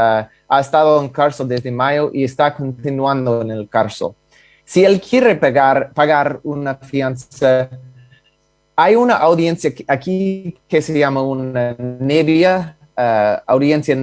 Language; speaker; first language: Spanish; non-native, fluent; English